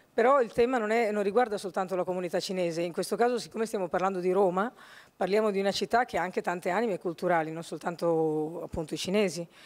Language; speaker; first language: Italian; native; Italian